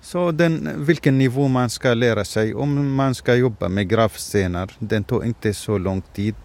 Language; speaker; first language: Swedish; non-native, fluent; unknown